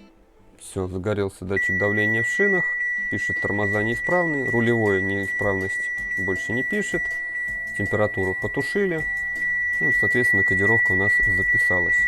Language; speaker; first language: Russian; native; Russian